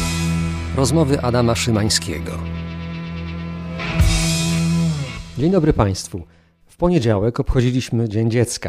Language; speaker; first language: Polish; native; Polish